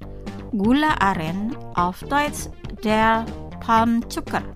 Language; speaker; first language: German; non-native, fluent; Indonesian